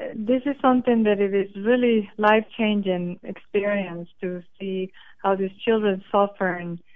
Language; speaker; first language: English; non-native, fluent; Spanish